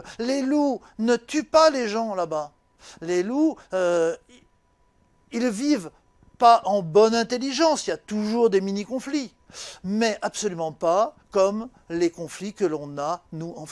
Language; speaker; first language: French; native; French